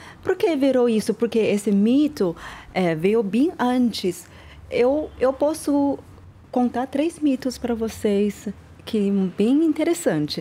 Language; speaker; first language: Portuguese; non-native, learner; Chinese